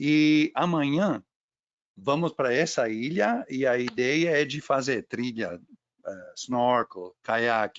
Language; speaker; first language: Portuguese; non-native, fluent; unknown